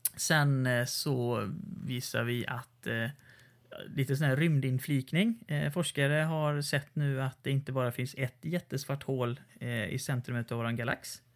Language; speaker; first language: Swedish; native; Swedish